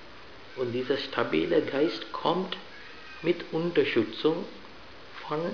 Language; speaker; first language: German; non-native, fluent; Sinhala